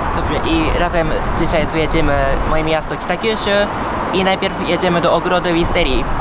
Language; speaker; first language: Polish; non-native, fluent; Japanese